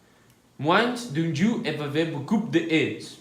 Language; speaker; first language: French; non-native, learner; Spanish